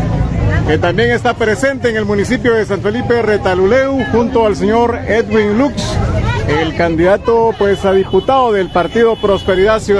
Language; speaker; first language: Spanish; native; Spanish